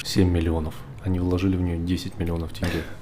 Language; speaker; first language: Russian; native; Russian